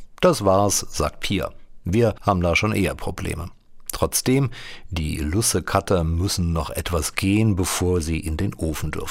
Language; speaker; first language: German; native; German